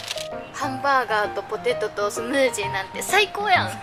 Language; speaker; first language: Japanese; native; Japanese